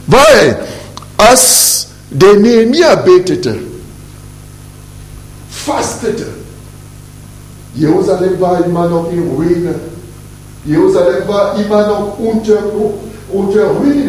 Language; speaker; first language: German; non-native, fluent; French